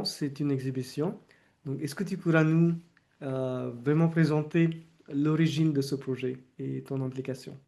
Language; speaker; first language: French; non-native, fluent; Hindi